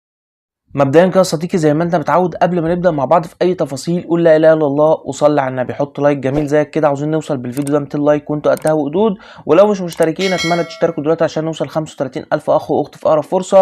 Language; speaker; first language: Arabic; native; Arabic